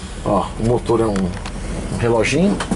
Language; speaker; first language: Portuguese; native; Portuguese